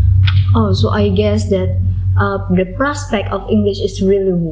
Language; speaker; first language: English; non-native, learner; Indonesian